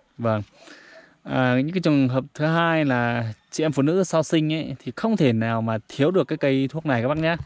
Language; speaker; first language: Vietnamese; non-native, local second language; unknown